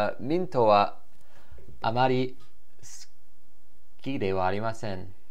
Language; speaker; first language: Japanese; non-native, learner; English